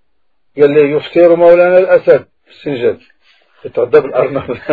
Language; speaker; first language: Arabic; native; Arabic